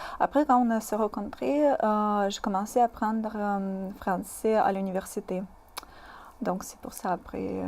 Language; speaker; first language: French; non-native, fluent; Russian